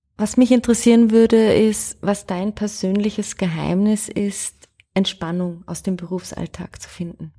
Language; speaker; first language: German; native; German